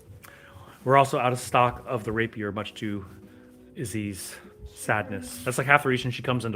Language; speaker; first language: English; native; English